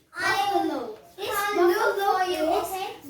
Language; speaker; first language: English; non-native, learner; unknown